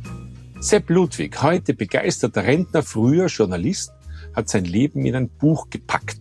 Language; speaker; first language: German; native; German